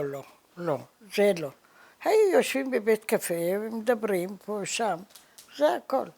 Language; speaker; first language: Hebrew; early bilingual, other home language; Arabic